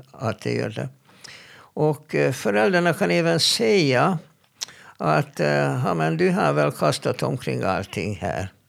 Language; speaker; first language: Swedish; non-native, fluent; Hebrew